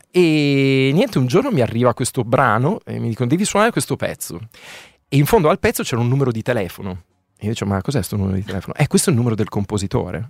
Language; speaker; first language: Italian; native; Italian